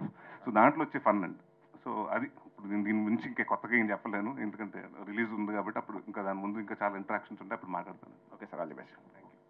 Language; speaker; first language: Telugu; native; Telugu